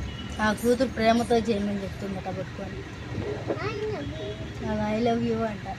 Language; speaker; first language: Telugu; native; Telugu